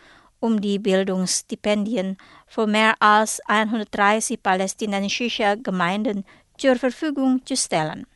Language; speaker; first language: German; non-native, fluent; Indonesian